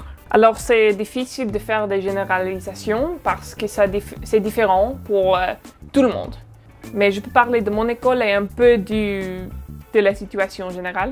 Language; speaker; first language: French; non-native, fluent; English